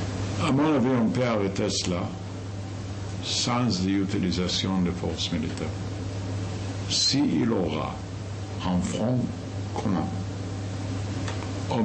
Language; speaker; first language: French; non-native, fluent; Yiddish